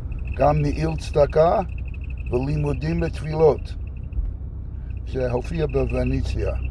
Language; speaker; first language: Hebrew; non-native, fluent; English